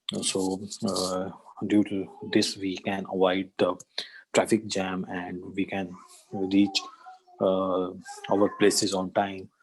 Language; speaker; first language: English; non-native, learner; Urdu